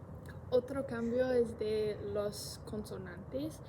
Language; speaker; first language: Spanish; non-native, learner; English